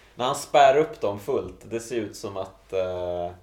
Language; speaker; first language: Swedish; native; Swedish